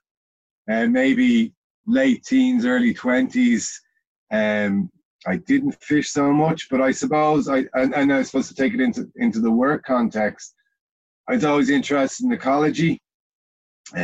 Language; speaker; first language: English; native; English